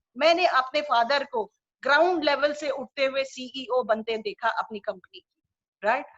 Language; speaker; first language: Hindi; non-native, local second language; Urdu